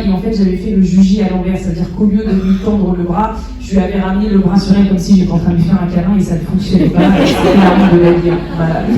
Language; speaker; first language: French; native; French